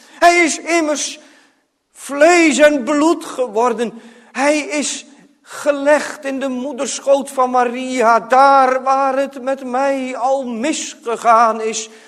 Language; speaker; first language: Dutch; native; Dutch